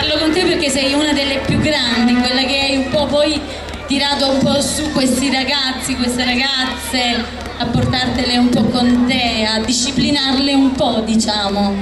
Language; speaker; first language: Italian; native; Italian